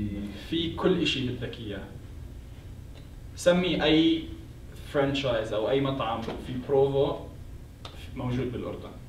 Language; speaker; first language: Arabic; native; Arabic